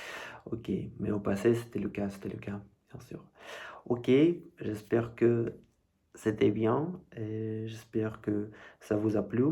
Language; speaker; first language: French; non-native, fluent; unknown